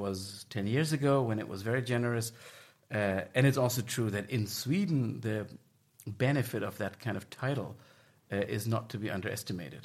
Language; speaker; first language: English; non-native, fluent; German